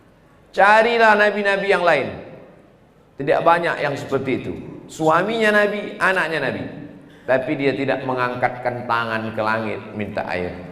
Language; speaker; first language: Malay; native; Malay